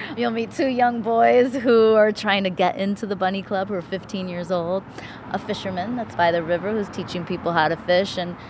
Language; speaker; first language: English; native; English